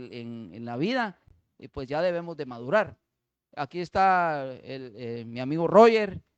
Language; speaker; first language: Spanish; native; Spanish